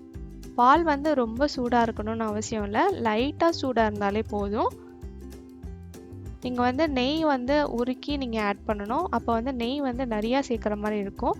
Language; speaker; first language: Tamil; native; Tamil